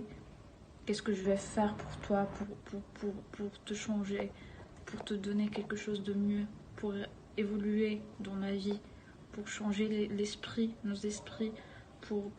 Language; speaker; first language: French; non-native, local second language; Arabic